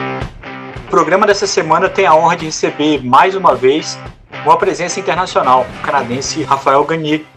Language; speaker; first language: Portuguese; native; Portuguese